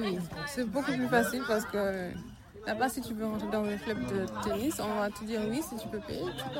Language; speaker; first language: French; early bilingual, heritage; French